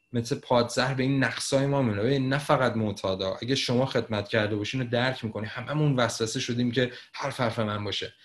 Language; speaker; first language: Persian; native; Persian